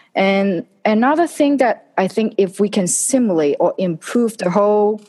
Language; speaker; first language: English; non-native, local second language; Cantonese